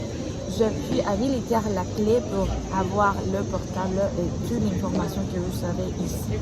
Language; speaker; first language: French; non-native, learner; Spanish